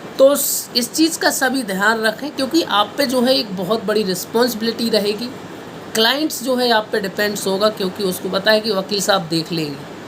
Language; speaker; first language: Hindi; native; Hindi